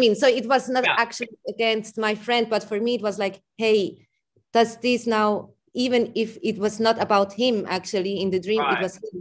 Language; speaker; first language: English; non-native, fluent; German